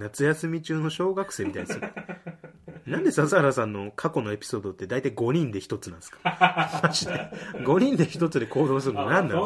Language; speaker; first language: Japanese; native; Japanese